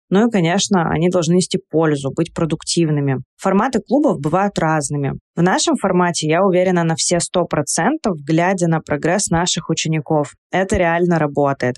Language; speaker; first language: Russian; native; Russian